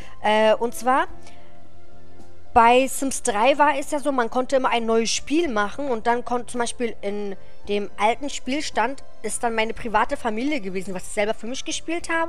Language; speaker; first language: German; native; German